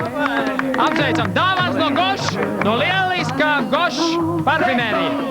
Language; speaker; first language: Latvian; native; Latvian